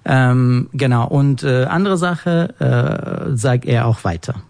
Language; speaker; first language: German; non-native, fluent; Persian